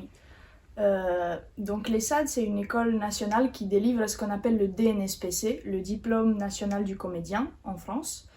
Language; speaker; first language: French; native; French